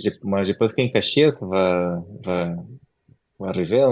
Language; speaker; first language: French; non-native, learner; Portuguese